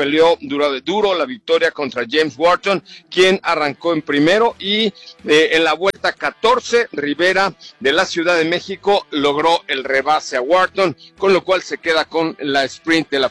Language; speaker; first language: Spanish; native; Spanish